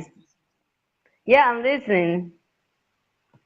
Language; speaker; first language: English; non-native, learner; Thai